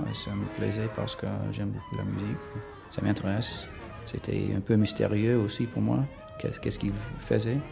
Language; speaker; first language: French; non-native, fluent; English